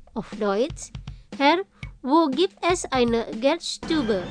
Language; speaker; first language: German; non-native, fluent; Indonesian